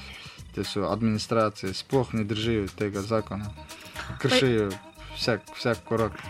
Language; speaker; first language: Slovenian; non-native, learner; Russian